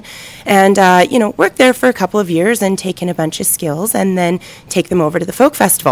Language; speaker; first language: English; native; English